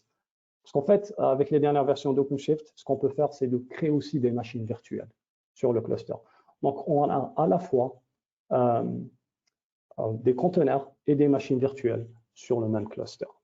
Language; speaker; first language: French; native; French